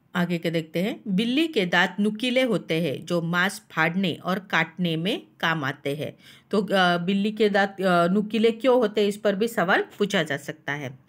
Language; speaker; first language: Hindi; non-native, local second language; Marathi